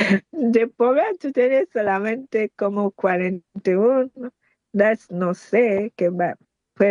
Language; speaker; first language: Spanish; non-native, learner; Haitian Creole